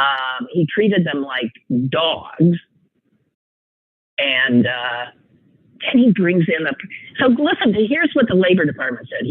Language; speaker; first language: English; native; English